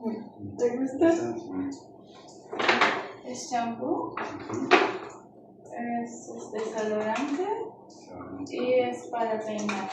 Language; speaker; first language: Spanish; non-native, learner; Armenian